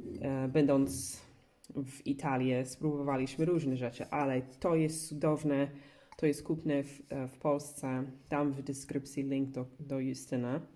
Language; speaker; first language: Polish; non-native, learner; English